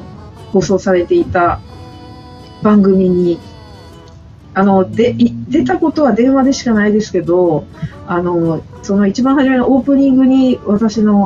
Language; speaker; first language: Japanese; native; Japanese